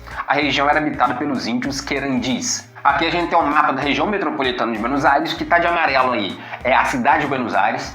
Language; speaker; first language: Portuguese; native; Portuguese